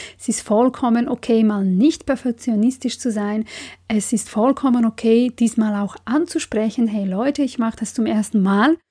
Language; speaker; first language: German; non-native, fluent; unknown